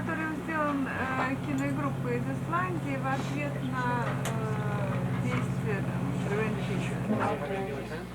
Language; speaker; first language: Russian; native; Russian